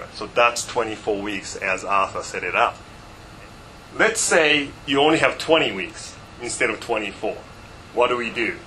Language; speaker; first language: English; non-native, fluent; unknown